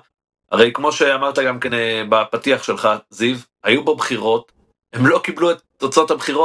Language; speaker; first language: Hebrew; native; Hebrew